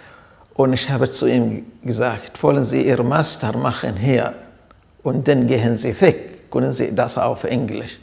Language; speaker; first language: German; non-native, fluent; Arabic